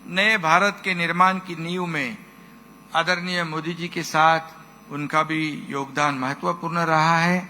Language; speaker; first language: Hindi; non-native, local second language; Marathi